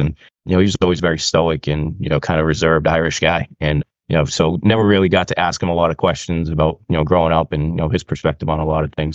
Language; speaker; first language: English; native; English